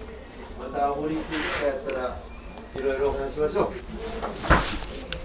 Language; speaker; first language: Japanese; native; Japanese